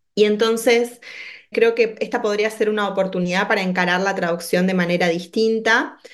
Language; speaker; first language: Spanish; native; Spanish